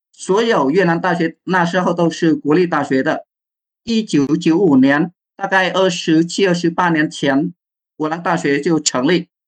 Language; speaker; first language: Chinese; non-native, fluent; Vietnamese